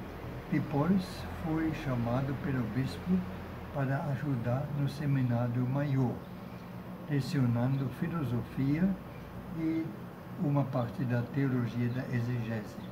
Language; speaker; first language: Portuguese; non-native, fluent; German